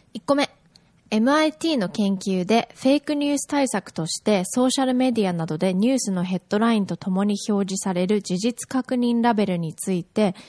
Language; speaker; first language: Japanese; native; Japanese